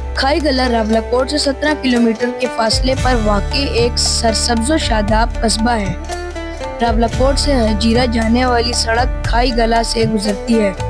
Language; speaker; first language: Urdu; non-native, local second language; Pahari-Potwari